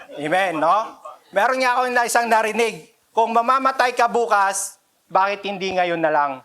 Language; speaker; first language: Filipino; non-native, local second language; Cebuano